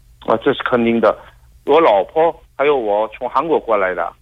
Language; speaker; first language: Chinese; non-native, fluent; Korean